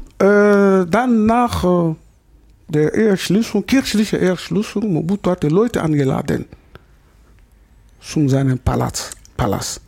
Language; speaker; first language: German; non-native, fluent; Lingala